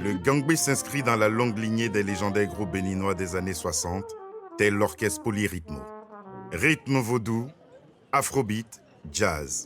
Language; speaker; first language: French; native; French